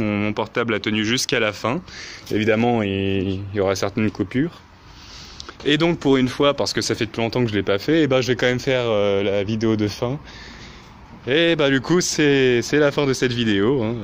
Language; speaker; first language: French; native; French